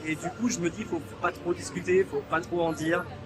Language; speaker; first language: French; native; French